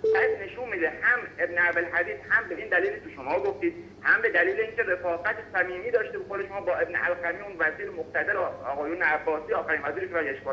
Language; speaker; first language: Persian; native; Persian